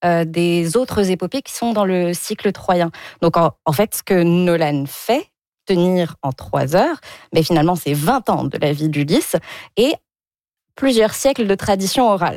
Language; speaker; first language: French; native; French